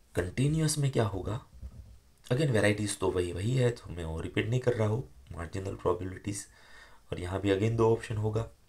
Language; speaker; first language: Hindi; non-native, local second language; Gujarati